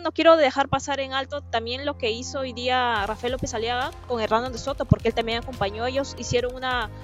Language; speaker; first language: Spanish; native; Spanish